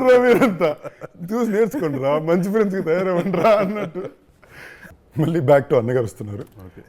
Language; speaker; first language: Telugu; native; Telugu